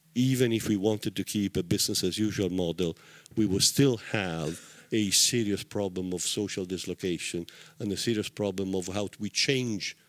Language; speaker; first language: English; non-native, fluent; Italian